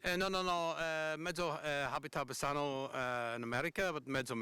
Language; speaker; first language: Italian; non-native, learner; English